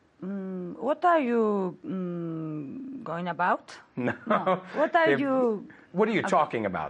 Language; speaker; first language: English; non-native, fluent; Spanish